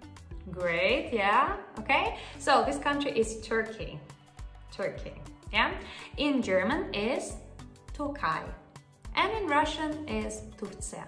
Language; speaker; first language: English; non-native, fluent; Russian